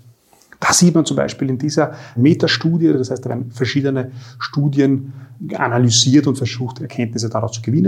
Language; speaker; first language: German; native; German